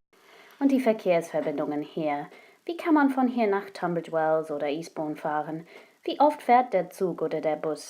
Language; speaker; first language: German; non-native, fluent; English